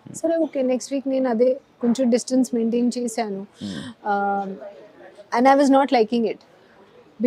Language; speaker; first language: Telugu; non-native, learner; Hindi